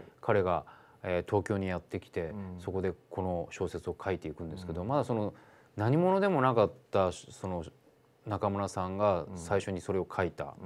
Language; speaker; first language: Japanese; native; Japanese